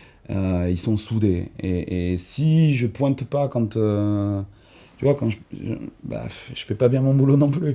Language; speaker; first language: French; native; French